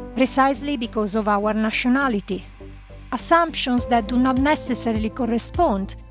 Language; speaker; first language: English; non-native, fluent; Italian